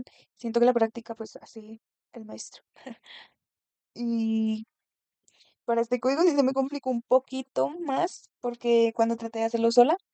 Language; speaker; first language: Spanish; native; Spanish